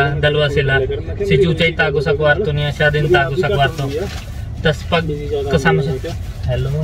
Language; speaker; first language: Filipino; non-native, learner; Punjabi